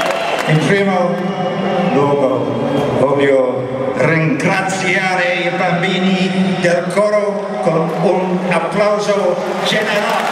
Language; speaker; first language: Italian; non-native, learner; English